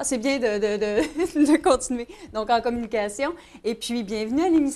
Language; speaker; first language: French; native; French